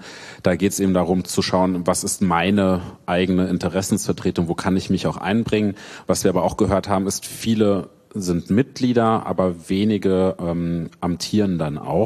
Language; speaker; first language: German; native; German